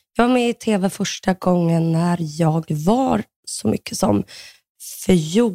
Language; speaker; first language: Swedish; early bilingual, other home language; Russian